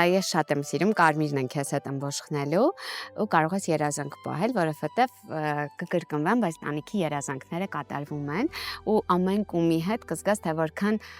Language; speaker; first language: Armenian; native; Armenian